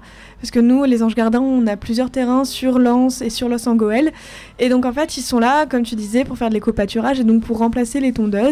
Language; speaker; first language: French; native; French